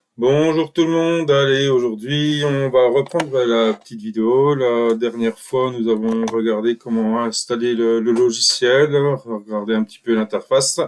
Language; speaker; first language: French; native; French